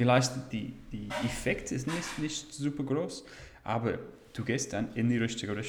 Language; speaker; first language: German; non-native, fluent; English